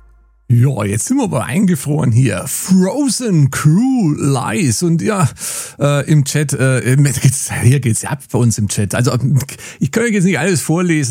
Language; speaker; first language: German; native; German